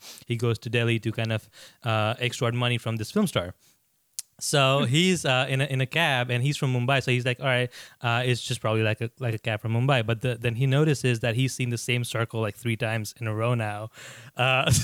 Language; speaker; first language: English; non-native, local second language; Gujarati